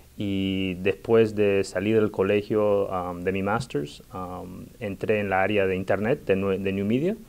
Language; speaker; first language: Spanish; early bilingual, heritage; Spanish